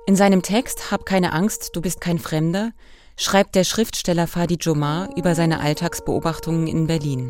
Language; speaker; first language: German; native; German